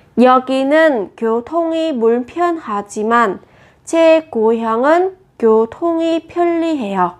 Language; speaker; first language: Korean; non-native, fluent; Vietnamese